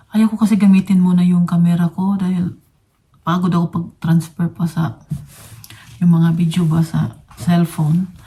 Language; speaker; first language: Filipino; non-native, local second language; Cebuano